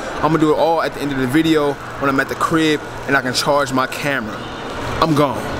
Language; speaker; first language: English; native; English